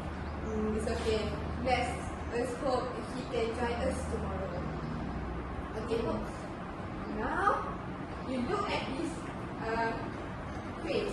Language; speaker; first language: English; non-native, learner; Malay